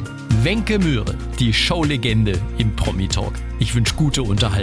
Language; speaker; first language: German; native; German